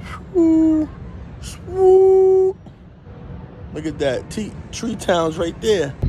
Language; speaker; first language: English; native; English